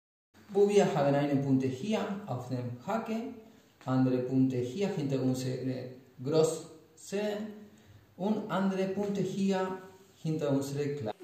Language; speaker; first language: German; non-native, learner; Spanish